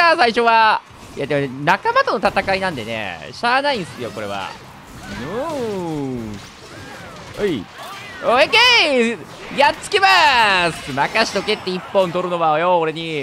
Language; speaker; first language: Japanese; native; Japanese